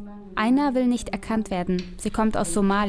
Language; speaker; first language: German; native; German